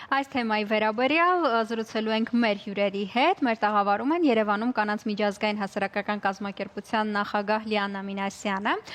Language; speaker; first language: Armenian; native; Armenian